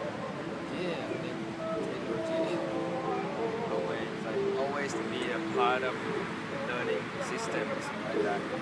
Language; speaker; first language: English; non-native, learner; Thai